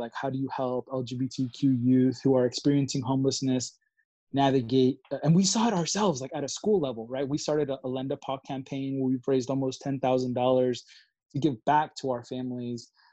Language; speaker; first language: English; early bilingual, other home language; Spanish